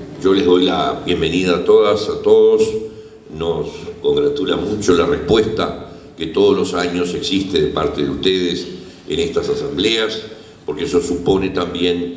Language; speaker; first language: Spanish; native; Spanish